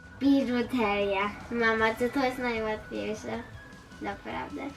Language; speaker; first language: Polish; early bilingual, heritage; Polish